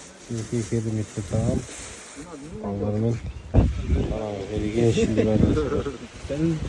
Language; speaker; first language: Turkish; non-native, learner; Kazakh